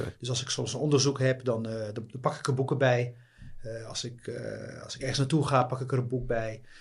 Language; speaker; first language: Dutch; early bilingual, other home language; Riffian